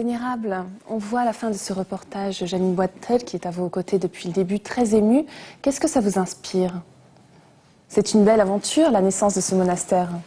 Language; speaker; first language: French; native; French